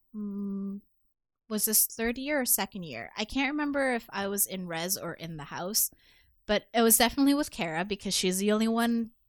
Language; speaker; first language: English; native; English